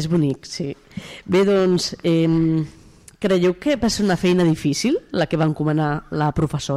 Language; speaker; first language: Catalan; native; Catalan